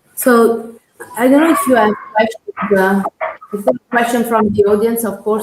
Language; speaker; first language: English; non-native, fluent; Italian